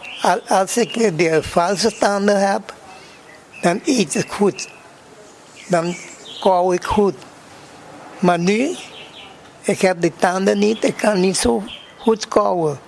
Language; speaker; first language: Dutch; non-native, local second language; Papiamento